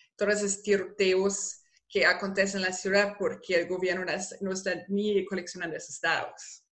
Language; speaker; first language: Spanish; non-native, fluent; German